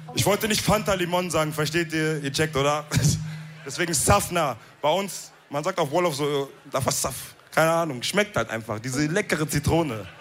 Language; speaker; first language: German; early bilingual, other home language; Wolof